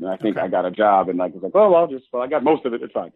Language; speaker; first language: English; native; English